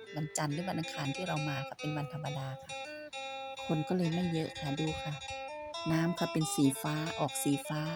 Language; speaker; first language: Thai; native; Thai